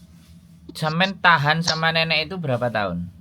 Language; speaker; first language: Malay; non-native, local second language; Javanese